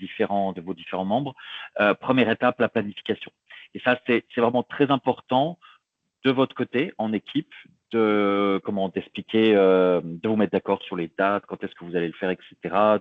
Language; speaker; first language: French; native; French